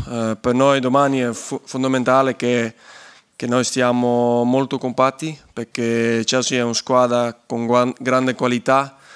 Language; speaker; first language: Italian; non-native, learner; Dutch